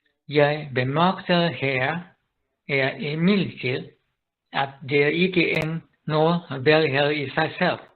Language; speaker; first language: Danish; non-native, learner; Japanese